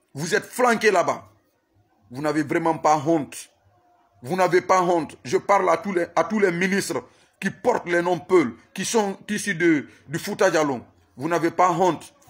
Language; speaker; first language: French; non-native, local second language; Susu